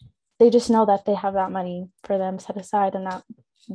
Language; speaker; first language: English; native; English